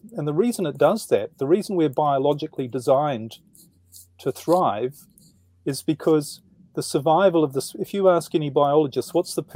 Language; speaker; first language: English; native; English